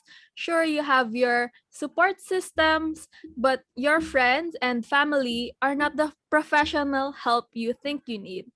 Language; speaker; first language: English; non-native, local second language; Filipino